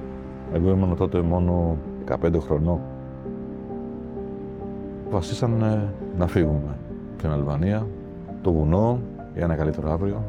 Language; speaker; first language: Greek; non-native, fluent; Albanian